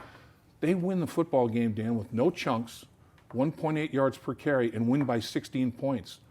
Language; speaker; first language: English; native; English